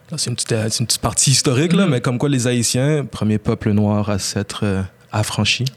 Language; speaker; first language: French; native; French